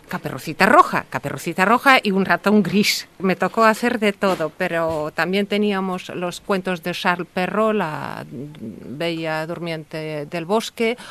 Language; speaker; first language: Spanish; early bilingual, heritage; Russian